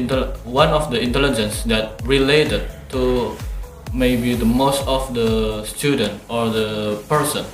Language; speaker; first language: English; non-native, learner; Indonesian